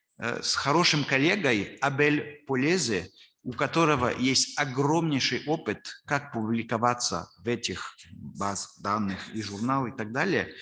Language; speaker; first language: Russian; non-native, fluent; French